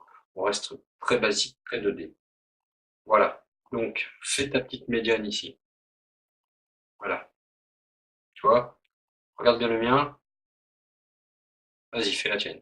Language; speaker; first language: French; native; French